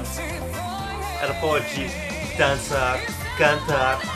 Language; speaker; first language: Portuguese; non-native, learner; English